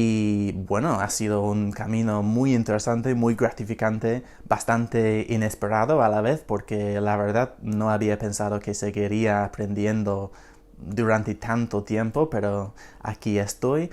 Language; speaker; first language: Spanish; non-native, fluent; English